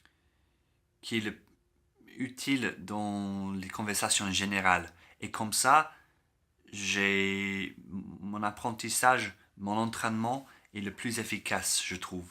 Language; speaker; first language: French; non-native, learner; English